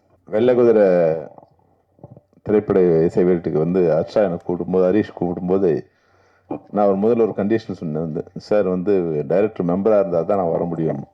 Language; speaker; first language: Tamil; native; Tamil